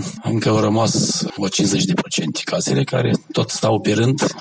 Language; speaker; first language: Romanian; non-native, local second language; Gagauz